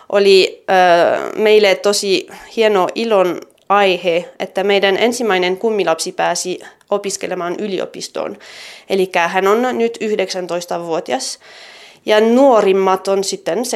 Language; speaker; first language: Finnish; non-native, fluent; French